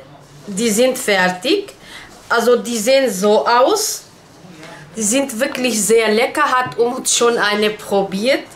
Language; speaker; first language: German; non-native, learner; Turkish